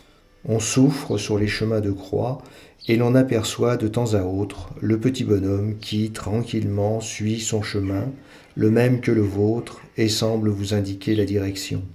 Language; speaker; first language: French; native; French